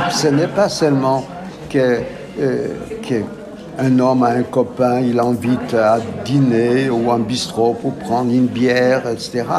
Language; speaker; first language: French; non-native, fluent; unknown